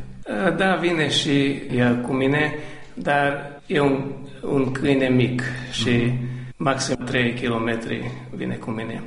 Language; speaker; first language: Romanian; non-native, local second language; Hungarian